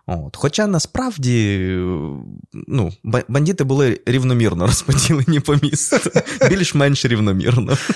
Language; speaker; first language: Ukrainian; non-native, local second language; Russian